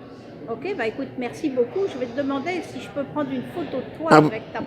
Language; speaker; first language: French; native; French